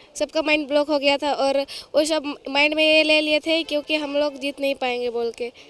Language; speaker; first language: Hindi; native; Hindi